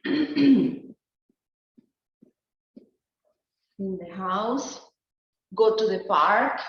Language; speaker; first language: English; non-native, learner; Spanish